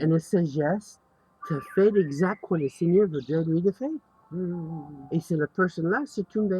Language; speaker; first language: French; non-native, learner; English